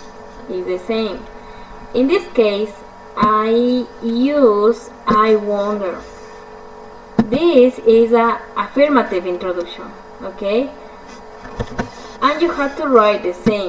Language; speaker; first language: English; non-native, fluent; Spanish